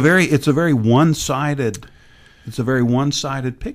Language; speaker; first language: English; native; English